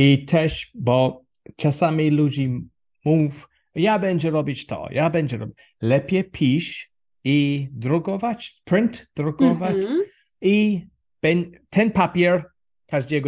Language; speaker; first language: Polish; non-native, learner; English